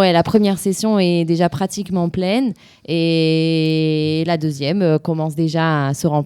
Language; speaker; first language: French; native; French